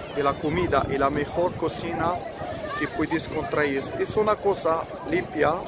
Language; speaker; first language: Spanish; non-native, learner; Arabic